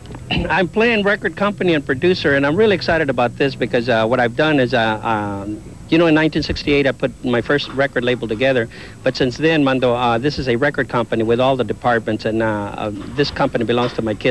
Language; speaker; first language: English; early bilingual, other home language; Spanish